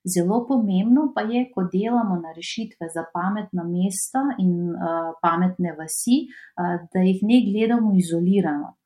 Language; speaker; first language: Slovenian; non-native, fluent; Macedonian